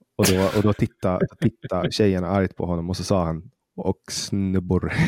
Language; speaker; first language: Swedish; native; Swedish